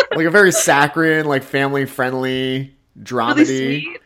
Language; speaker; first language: English; native; English